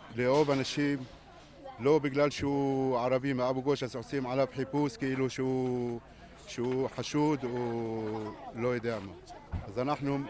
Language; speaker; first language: Hebrew; non-native, local second language; Arabic